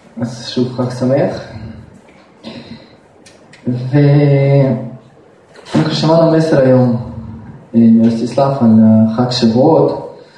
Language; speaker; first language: Hebrew; non-native, fluent; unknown